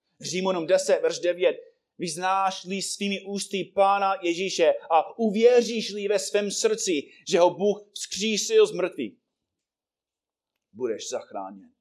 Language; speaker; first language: Czech; non-native, fluent; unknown